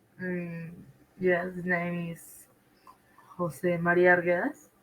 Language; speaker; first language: English; non-native, learner; Spanish